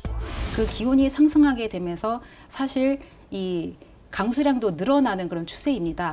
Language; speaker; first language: Korean; native; Korean